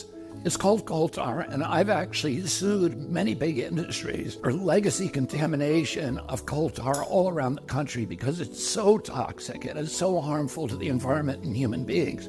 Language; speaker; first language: English; native; English